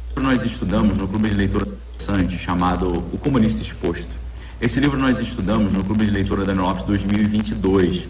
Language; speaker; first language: Portuguese; native; Portuguese